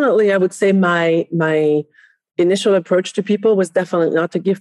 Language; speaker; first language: English; non-native, fluent; Spanish